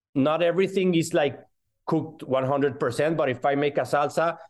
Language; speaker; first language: English; non-native, fluent; Spanish